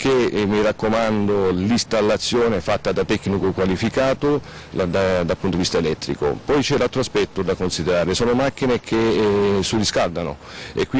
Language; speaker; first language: Italian; native; Italian